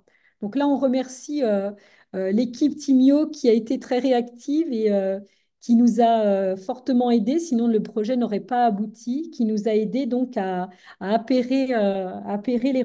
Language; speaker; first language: French; native; French